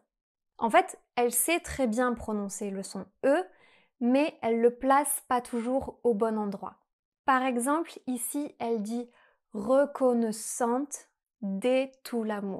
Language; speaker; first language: French; native; French